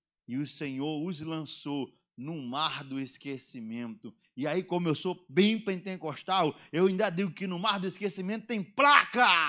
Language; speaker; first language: Portuguese; native; Portuguese